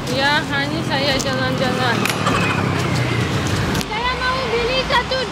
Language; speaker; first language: Indonesian; non-native, learner; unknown